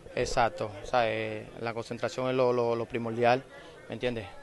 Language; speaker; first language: Spanish; native; Spanish